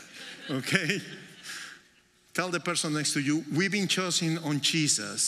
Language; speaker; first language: English; non-native, fluent; Spanish